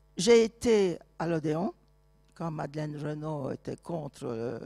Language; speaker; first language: French; non-native, fluent; Turkish